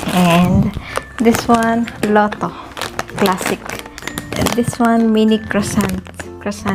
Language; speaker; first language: English; non-native, local second language; Filipino